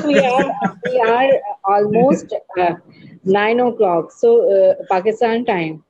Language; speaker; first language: English; non-native, learner; Urdu